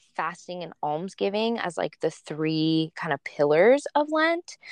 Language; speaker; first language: English; early bilingual, other home language; Spanish